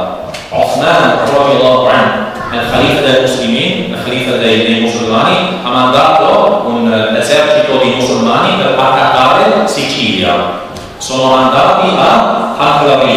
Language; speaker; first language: Italian; non-native, learner; English